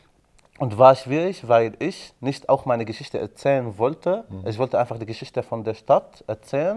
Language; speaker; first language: German; non-native, fluent; Arabic